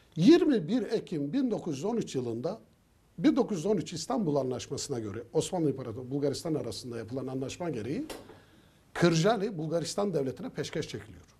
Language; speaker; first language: Turkish; native; Turkish